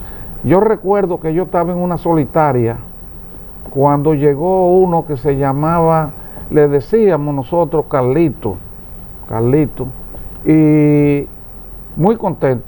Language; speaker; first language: Spanish; native; Spanish